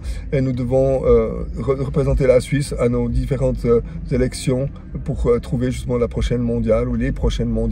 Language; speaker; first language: French; native; French